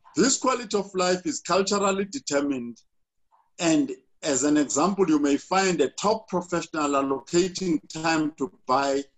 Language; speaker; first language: English; non-native, local second language; Xhosa